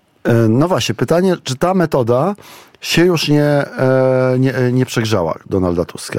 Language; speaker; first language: Polish; native; Polish